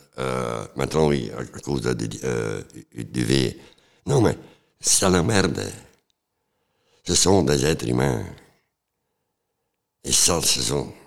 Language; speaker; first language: French; non-native, local second language; Dutch